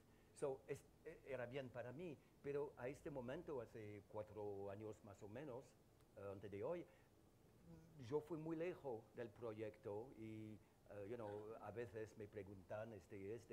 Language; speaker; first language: Spanish; non-native, learner; French